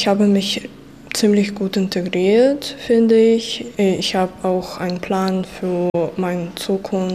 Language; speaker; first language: German; early bilingual, other home language; Ukrainian